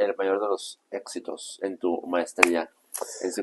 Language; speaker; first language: Spanish; native; Spanish